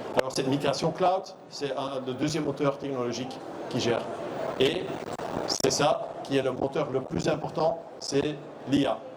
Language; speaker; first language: French; non-native, local second language; Dutch